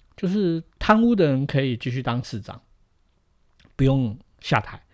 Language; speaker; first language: Chinese; native; Chinese